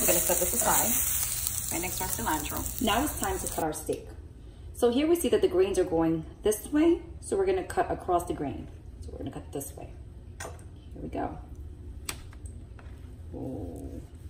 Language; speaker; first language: English; early bilingual, other home language; Spanish